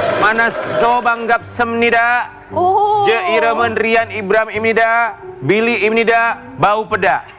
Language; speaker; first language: Indonesian; native; Indonesian